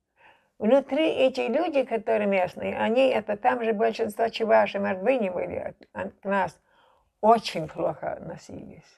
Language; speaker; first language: Russian; non-native, local second language; German